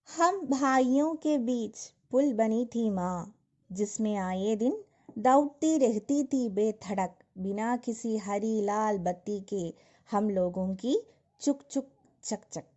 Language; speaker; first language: Hindi; non-native, local second language; Malayalam